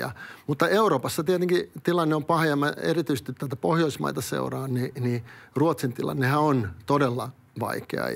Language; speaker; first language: Finnish; early bilingual, other home language; Swedish